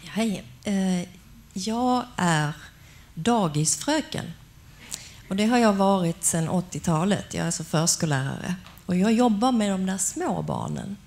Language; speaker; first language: Swedish; native; Swedish